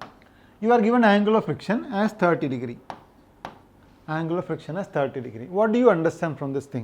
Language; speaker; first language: English; non-native, local second language; Malayalam